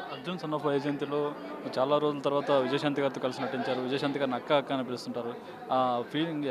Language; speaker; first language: Telugu; native; Telugu